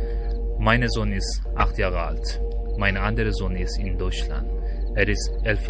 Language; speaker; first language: German; non-native, learner; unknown